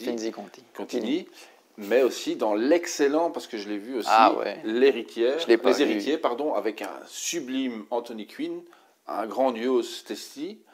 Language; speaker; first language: French; native; French